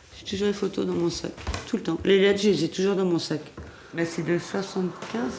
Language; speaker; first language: French; native; French